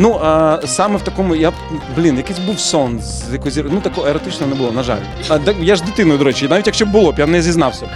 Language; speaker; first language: Ukrainian; native; Ukrainian